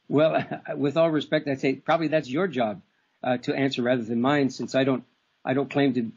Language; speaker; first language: English; native; English